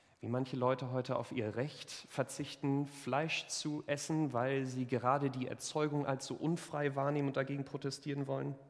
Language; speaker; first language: German; native; German